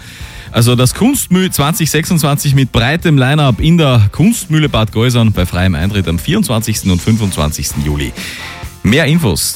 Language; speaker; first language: German; native; German